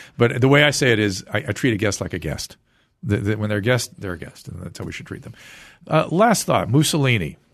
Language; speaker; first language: English; native; English